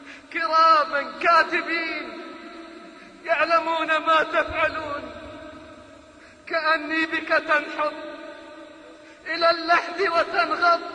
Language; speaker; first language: Arabic; native; Arabic